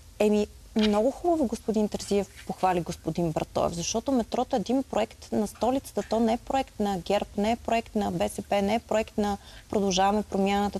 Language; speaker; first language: Bulgarian; native; Bulgarian